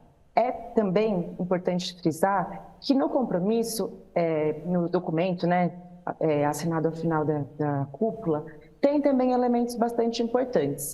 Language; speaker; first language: Portuguese; native; Portuguese